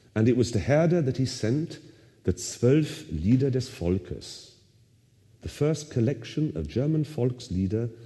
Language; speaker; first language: English; native; English